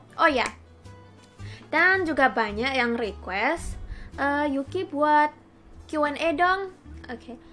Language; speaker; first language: Indonesian; non-native, fluent; Japanese